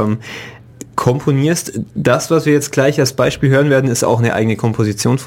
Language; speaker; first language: German; native; German